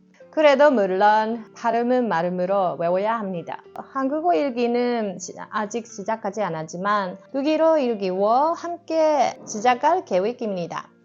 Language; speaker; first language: Korean; non-native, learner; Japanese